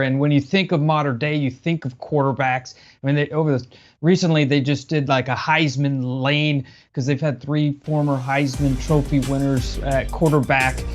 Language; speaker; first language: English; native; English